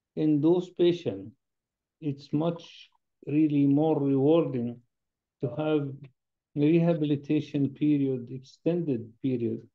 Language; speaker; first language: English; non-native, fluent; Arabic